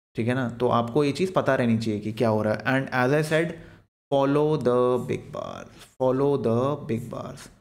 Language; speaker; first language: Hindi; native; Hindi